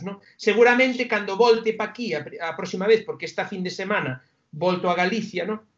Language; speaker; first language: Galician; non-native, local second language; Spanish